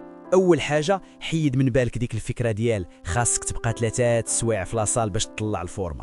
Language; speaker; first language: Arabic; native; Arabic